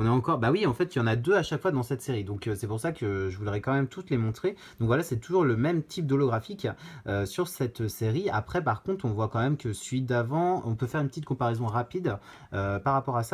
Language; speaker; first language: French; native; French